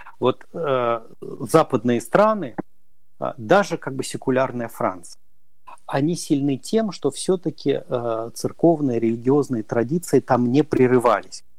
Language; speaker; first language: Russian; native; Russian